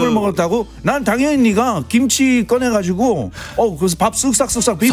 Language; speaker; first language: Korean; native; Korean